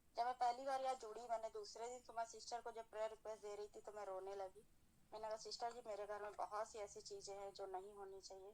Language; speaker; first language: Hindi; native; Hindi